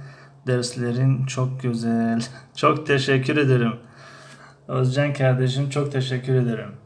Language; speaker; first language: Turkish; non-native, learner; Tajik